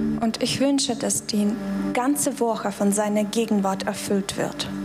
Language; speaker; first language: German; non-native, fluent; Russian